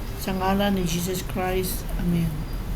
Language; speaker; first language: Filipino; native; Filipino